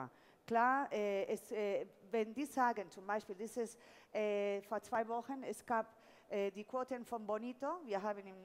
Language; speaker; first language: German; non-native, fluent; Spanish